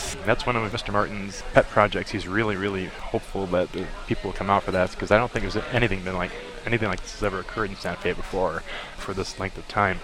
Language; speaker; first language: English; native; English